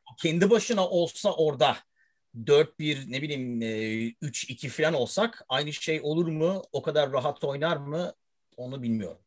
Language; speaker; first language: Turkish; early bilingual, heritage; Turkish